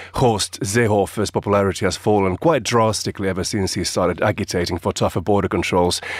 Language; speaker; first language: English; non-native, fluent; Finnish